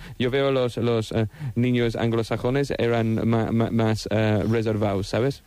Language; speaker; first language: Spanish; non-native, fluent; English